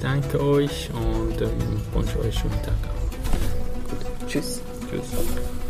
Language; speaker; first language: German; non-native, learner; Arabic